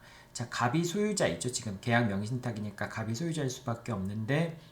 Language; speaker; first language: Korean; native; Korean